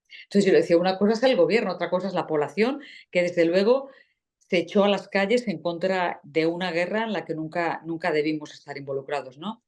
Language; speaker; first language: Spanish; native; Spanish